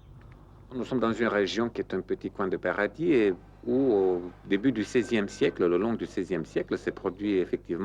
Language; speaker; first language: French; non-native, fluent; Romanian